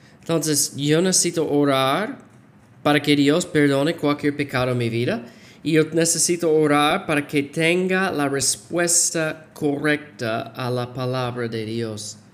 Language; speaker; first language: Spanish; non-native, fluent; English